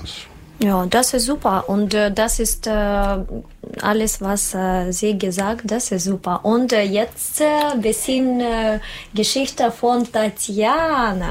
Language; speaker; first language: German; non-native, learner; Russian